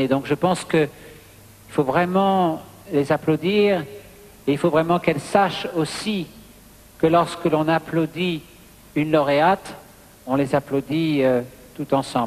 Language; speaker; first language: French; native; French